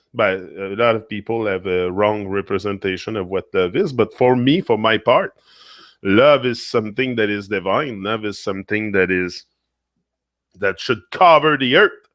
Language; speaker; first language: English; non-native, fluent; French